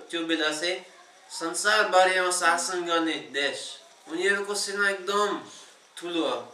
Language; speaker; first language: Nepali; non-native, fluent; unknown